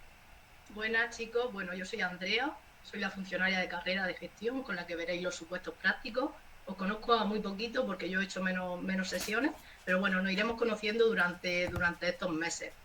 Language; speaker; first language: Spanish; native; Spanish